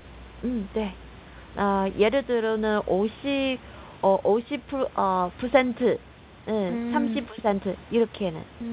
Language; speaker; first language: Korean; non-native, fluent; Chinese